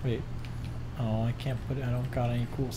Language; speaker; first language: English; native; English